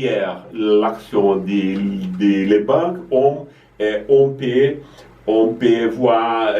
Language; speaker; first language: French; non-native, fluent; Portuguese